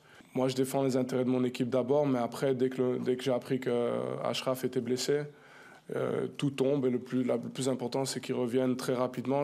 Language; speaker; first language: French; native; French